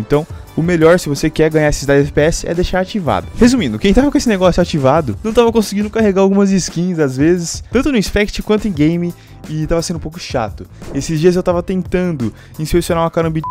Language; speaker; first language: Portuguese; native; Portuguese